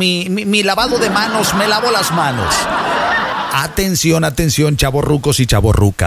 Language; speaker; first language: Spanish; native; Spanish